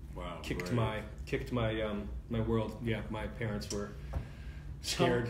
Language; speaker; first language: English; native; English